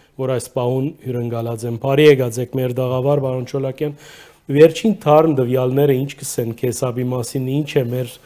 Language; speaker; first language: Armenian; native; Armenian